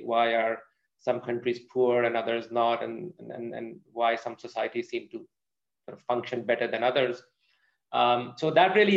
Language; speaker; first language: English; non-native, local second language; Urdu